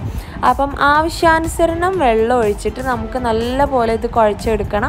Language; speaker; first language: Malayalam; native; Malayalam